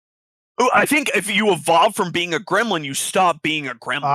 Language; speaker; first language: English; native; English